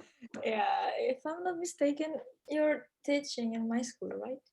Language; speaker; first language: English; non-native, learner; Indonesian